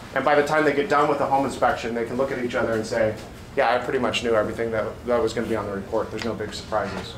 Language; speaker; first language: English; native; English